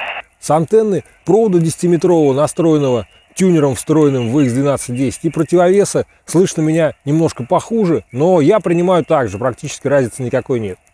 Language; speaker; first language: Russian; native; Russian